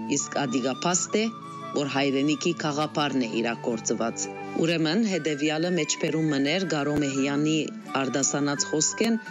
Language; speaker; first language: Armenian; early bilingual, heritage; Armenian